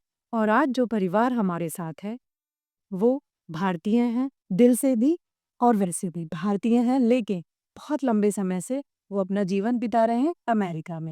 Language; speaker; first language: Hindi; native; Hindi